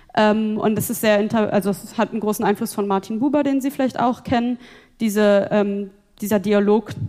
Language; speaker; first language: German; native; German